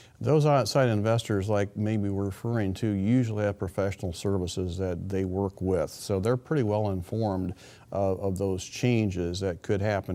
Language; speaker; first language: English; native; English